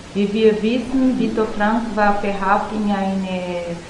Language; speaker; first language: German; non-native, learner; Portuguese